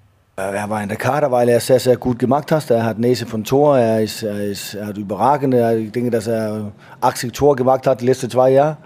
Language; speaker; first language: German; non-native, learner; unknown